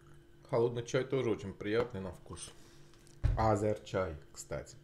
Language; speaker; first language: Russian; non-native, local second language; Azerbaijani